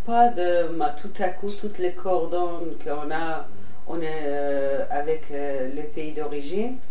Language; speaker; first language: French; non-native, fluent; Persian